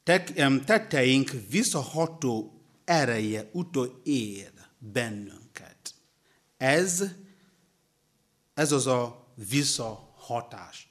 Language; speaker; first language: Hungarian; non-native, learner; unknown